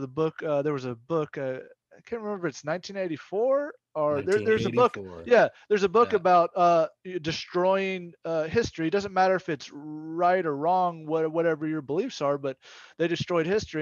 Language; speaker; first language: English; native; English